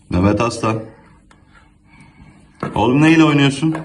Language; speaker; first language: Turkish; native; Turkish